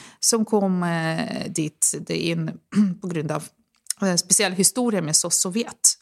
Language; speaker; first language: Swedish; non-native, fluent; Russian